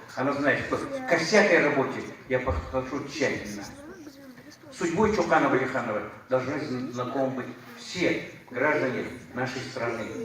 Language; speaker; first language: Russian; non-native, local second language; Uyghur